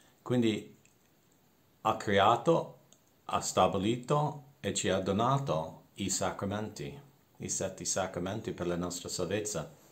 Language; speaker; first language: Italian; non-native, fluent; English